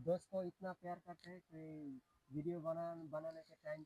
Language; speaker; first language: Hindi; non-native, fluent; Bangla